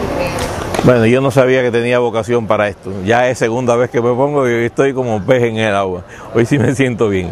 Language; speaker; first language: Spanish; non-native, fluent; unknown